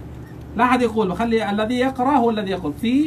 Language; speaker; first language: Arabic; non-native, fluent; Bangla